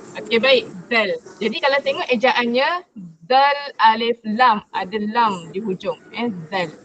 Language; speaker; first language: Malay; native; Malay